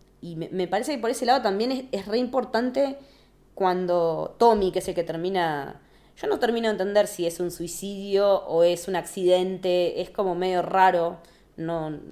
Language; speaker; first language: Spanish; native; Spanish